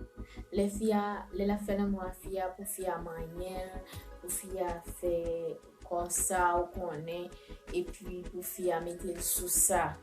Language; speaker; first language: French; non-native, learner; Haitian Creole